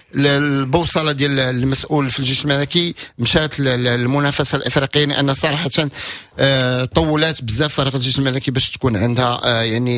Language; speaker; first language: Arabic; native; Arabic